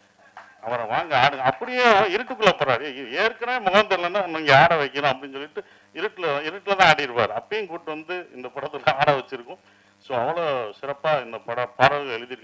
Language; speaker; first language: Tamil; native; Tamil